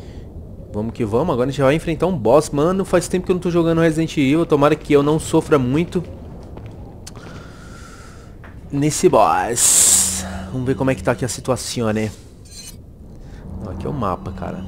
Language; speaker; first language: Portuguese; native; Portuguese